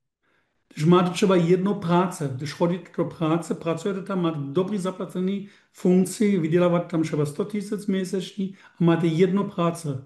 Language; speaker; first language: Czech; non-native, learner; German